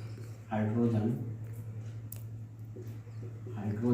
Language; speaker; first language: English; non-native, local second language; Hindi